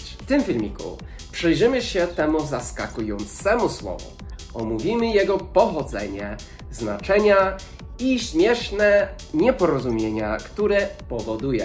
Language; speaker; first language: Polish; non-native, fluent; English